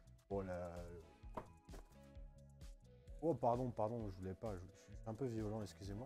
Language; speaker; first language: French; native; French